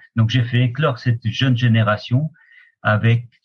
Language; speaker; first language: French; native; French